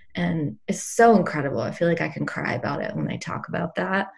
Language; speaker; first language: English; native; English